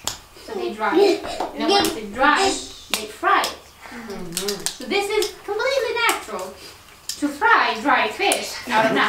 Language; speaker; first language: English; non-native, fluent; Ukrainian